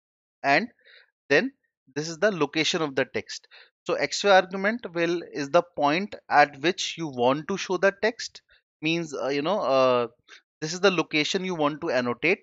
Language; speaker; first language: English; non-native, local second language; Hindi